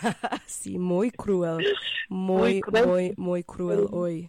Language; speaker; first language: Spanish; non-native, learner; English